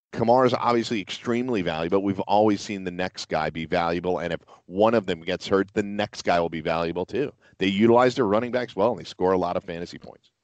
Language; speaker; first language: English; native; English